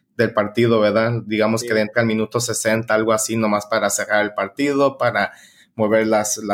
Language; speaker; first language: Spanish; native; Spanish